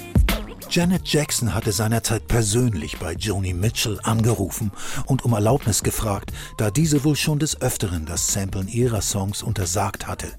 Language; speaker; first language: German; native; German